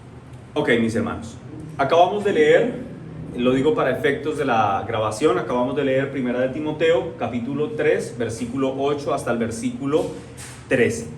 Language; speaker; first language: Spanish; native; Spanish